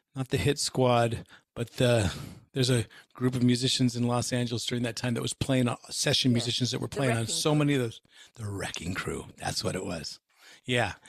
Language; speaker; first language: English; native; English